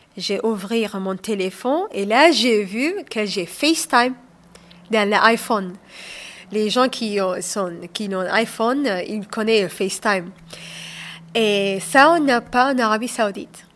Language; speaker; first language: French; non-native, fluent; Arabic